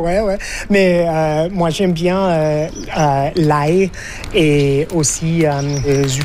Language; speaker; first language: French; non-native, fluent; English